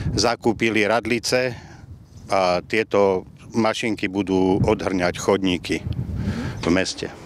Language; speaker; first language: Slovak; native; Slovak